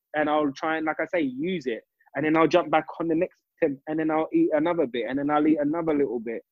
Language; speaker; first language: English; native; English